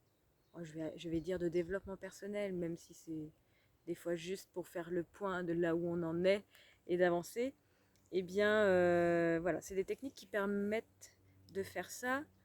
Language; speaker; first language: French; native; French